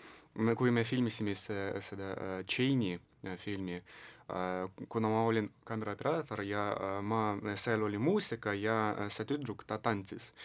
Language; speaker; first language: Estonian; non-native, local second language; Russian